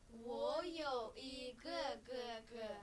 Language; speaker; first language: Chinese; non-native, fluent; Kyrgyz